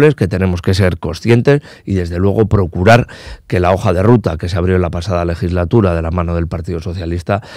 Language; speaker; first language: Spanish; non-native, local second language; Basque